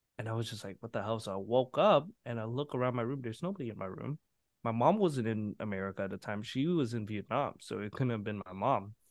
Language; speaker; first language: English; early bilingual, other home language; Vietnamese